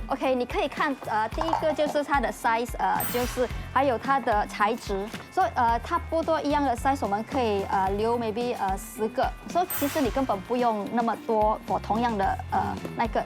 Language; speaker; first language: Chinese; native; Chinese